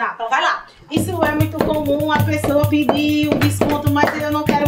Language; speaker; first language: Portuguese; native; Portuguese